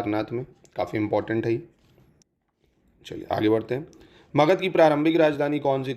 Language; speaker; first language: Hindi; native; Hindi